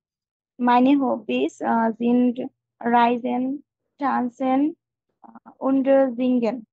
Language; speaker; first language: German; non-native, learner; Bangla